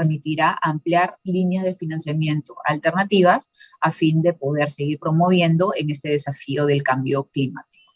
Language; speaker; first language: Spanish; native; Spanish